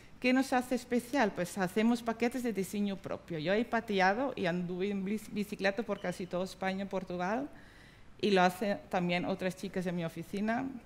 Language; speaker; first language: Spanish; non-native, fluent; Dutch